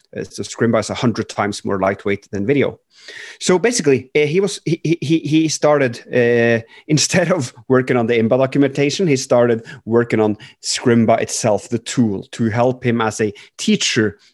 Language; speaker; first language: English; non-native, fluent; Norwegian